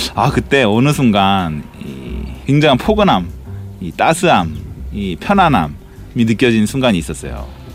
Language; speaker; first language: Korean; native; Korean